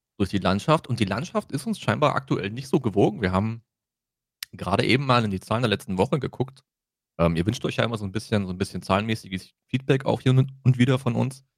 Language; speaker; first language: German; native; German